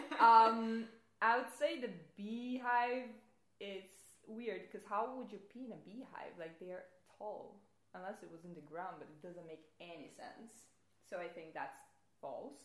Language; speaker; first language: English; non-native, fluent; Portuguese